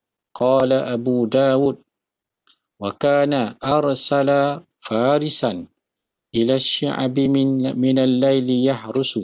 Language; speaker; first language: Arabic; non-native, fluent; Malay